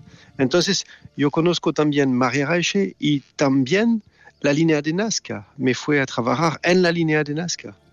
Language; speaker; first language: Spanish; non-native, fluent; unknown